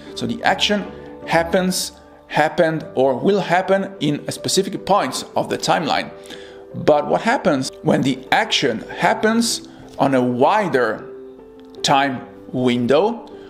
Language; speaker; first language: English; non-native, fluent; Italian